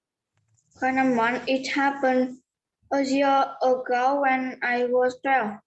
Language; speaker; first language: English; non-native, learner; Vietnamese